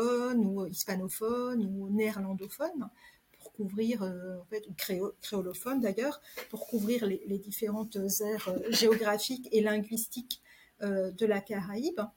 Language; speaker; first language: French; native; French